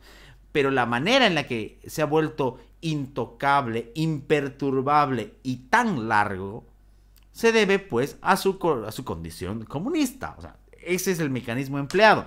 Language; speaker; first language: Spanish; native; Spanish